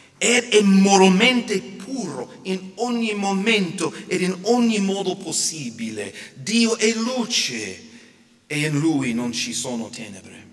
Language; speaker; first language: Italian; non-native, fluent; English